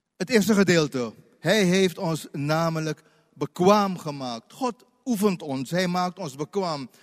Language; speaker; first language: Dutch; native; Dutch